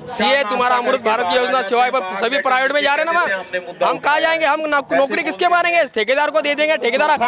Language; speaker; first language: Hindi; non-native, local second language; Marathi